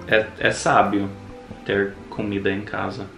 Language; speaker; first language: Portuguese; non-native, fluent; English